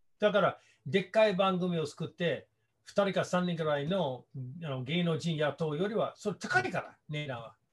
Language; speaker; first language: Japanese; non-native, fluent; English